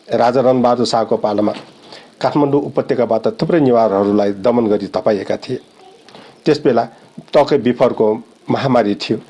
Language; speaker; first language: Nepali; non-native, local second language; Newari